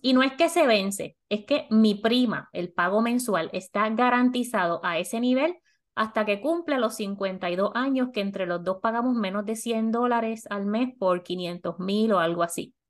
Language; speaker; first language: Spanish; native; Spanish